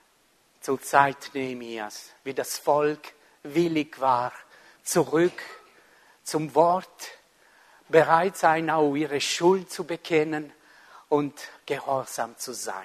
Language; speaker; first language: German; non-native, fluent; Italian